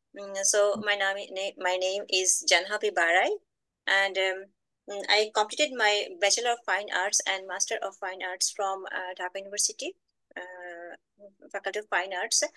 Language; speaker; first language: English; non-native, learner; Bangla